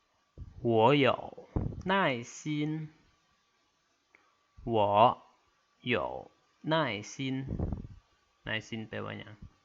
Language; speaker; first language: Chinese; non-native, fluent; Lao